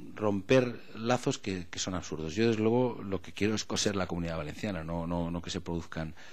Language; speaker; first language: Spanish; non-native, local second language; Catalan